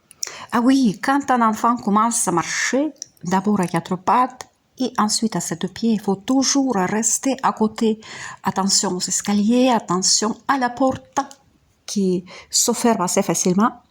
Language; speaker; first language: French; non-native, fluent; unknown